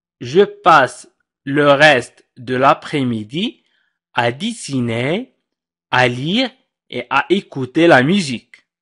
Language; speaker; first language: French; non-native, fluent; Arabic